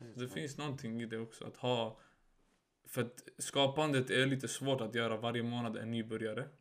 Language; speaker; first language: Swedish; early bilingual, other home language; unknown